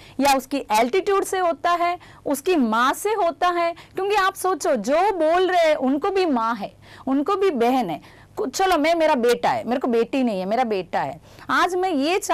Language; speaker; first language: Hindi; non-native, local second language; Gujarati